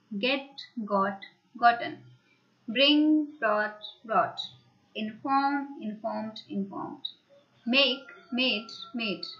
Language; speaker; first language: English; non-native, local second language; Hindi